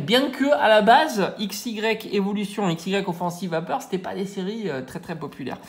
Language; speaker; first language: French; native; French